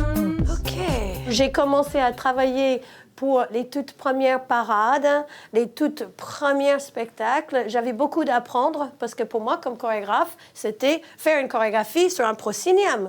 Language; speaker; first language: French; non-native, fluent; English